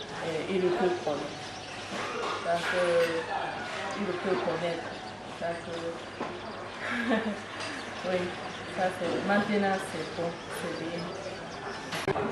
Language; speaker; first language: French; non-native, learner; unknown